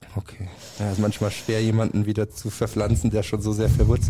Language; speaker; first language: German; native; German